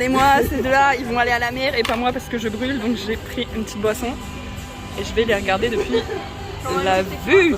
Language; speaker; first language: French; native; French